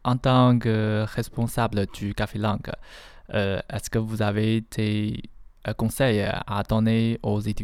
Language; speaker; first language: French; non-native, learner; Chinese